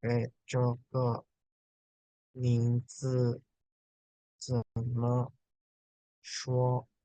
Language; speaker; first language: Chinese; non-native, fluent; Indonesian